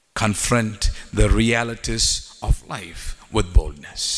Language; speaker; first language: English; non-native, local second language; Telugu